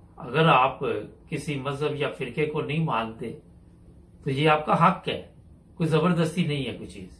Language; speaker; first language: Urdu; non-native, local second language; Punjabi